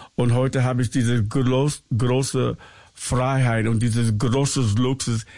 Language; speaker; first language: German; non-native, fluent; English